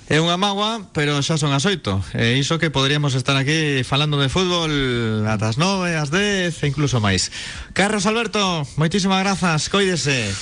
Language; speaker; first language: Galician; native; Galician